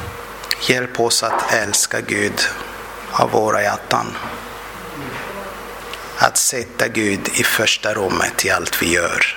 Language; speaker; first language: Swedish; non-native, fluent; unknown